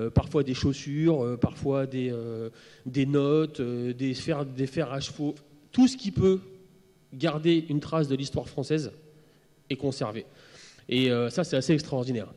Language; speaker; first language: French; native; French